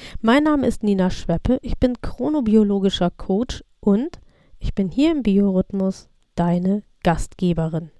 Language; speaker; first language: German; native; German